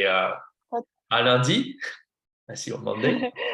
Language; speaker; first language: French; non-native, fluent; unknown